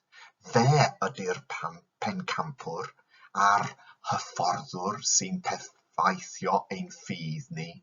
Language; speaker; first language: Welsh; non-native, fluent; English